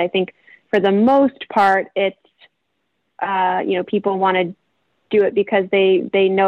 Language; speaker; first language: English; native; English